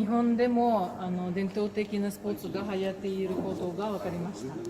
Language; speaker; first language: Japanese; non-native, fluent; Russian